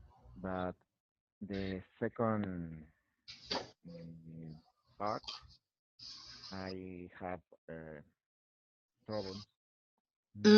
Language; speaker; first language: English; non-native, learner; Spanish